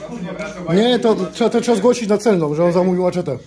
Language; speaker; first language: Polish; native; Polish